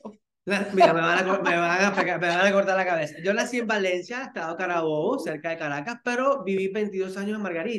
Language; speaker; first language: Spanish; native; Spanish